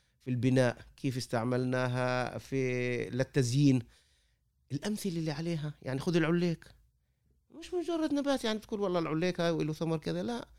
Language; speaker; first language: Arabic; native; Arabic